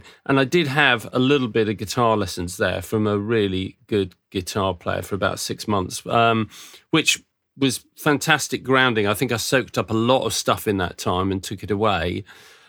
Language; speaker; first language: English; native; English